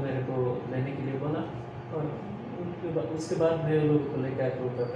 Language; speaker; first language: Hindi; non-native, learner; Bangla